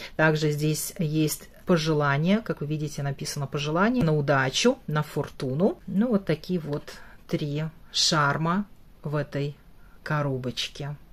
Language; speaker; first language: Russian; native; Russian